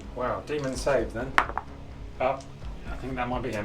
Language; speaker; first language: English; native; English